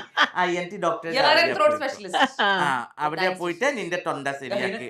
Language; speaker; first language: Malayalam; non-native, fluent; Assamese